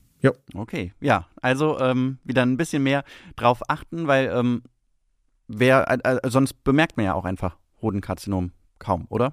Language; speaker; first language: German; native; German